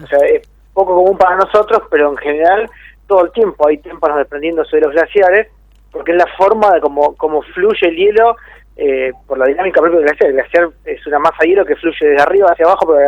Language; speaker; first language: Spanish; native; Spanish